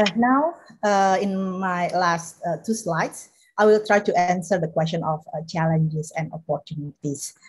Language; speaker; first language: English; non-native, fluent; Indonesian